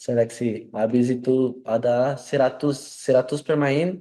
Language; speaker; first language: Indonesian; non-native, learner; Portuguese